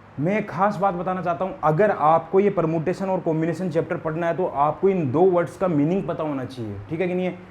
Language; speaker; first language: Hindi; native; Hindi